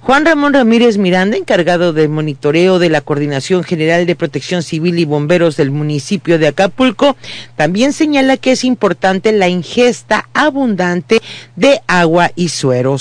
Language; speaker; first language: Spanish; native; Spanish